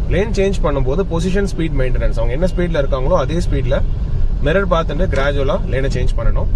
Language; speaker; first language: Tamil; native; Tamil